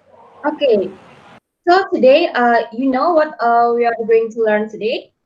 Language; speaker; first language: English; non-native, learner; Indonesian